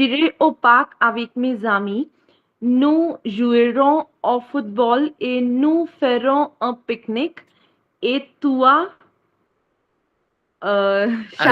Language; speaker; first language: French; non-native, learner; Hindi